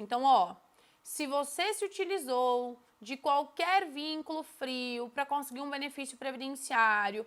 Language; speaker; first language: Portuguese; native; Portuguese